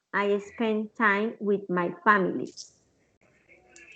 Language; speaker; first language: English; non-native, learner; Spanish